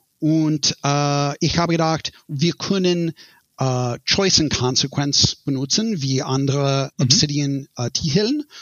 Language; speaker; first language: German; non-native, learner; English